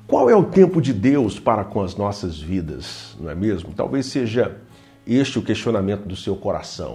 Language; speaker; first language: Portuguese; native; Portuguese